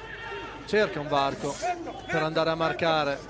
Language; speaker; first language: Italian; native; Italian